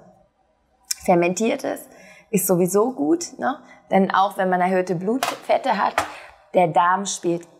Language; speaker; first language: German; native; German